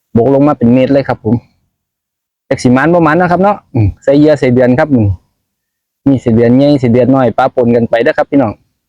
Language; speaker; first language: Thai; non-native, local second language; Northeastern Thai